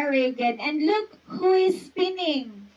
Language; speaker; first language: English; non-native, fluent; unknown